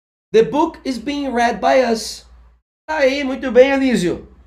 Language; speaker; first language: English; non-native, fluent; Portuguese